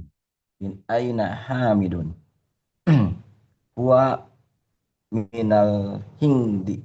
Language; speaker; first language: Arabic; non-native, learner; Indonesian